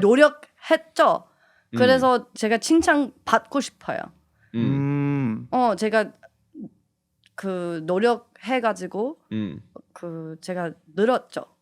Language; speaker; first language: Korean; early bilingual, heritage; English